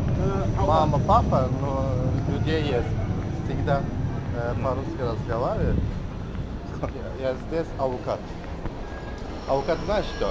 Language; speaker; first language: Russian; non-native, learner; Azerbaijani